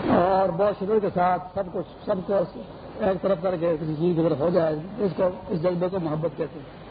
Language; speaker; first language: Urdu; non-native, local second language; Pashto